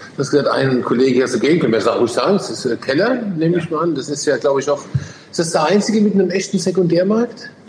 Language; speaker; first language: German; native; German